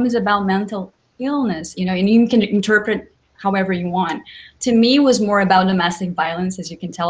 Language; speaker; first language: English; non-native, fluent; Portuguese